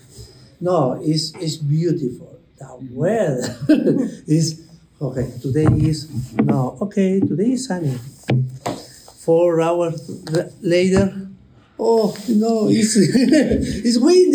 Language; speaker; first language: English; non-native, learner; Spanish